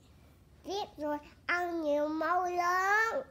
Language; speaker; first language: Vietnamese; early bilingual, heritage; Vietnamese